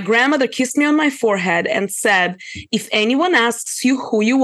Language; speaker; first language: English; early bilingual, other home language; Russian